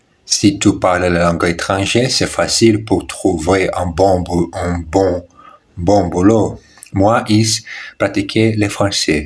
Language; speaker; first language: French; non-native, learner; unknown